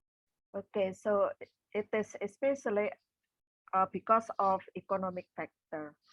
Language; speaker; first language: English; non-native, fluent; Indonesian